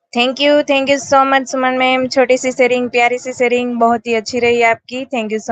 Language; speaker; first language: Hindi; native; Hindi